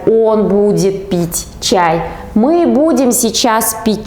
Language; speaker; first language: Russian; non-native, local second language; Kazakh